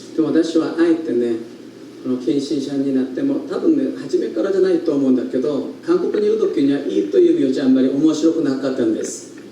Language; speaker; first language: Japanese; non-native, fluent; Korean